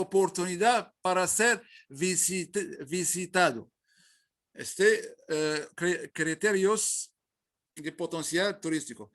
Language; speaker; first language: Spanish; non-native, learner; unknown